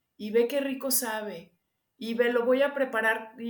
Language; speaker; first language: Spanish; non-native, local second language; English